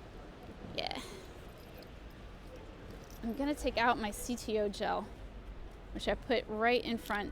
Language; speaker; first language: English; native; English